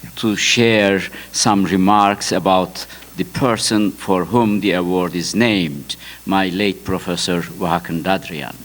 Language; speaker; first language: English; non-native, fluent; Turkish